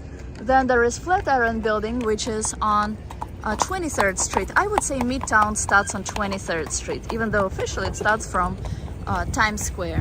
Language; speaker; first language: English; non-native, fluent; Russian